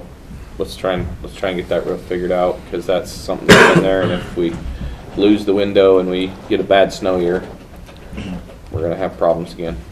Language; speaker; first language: English; native; English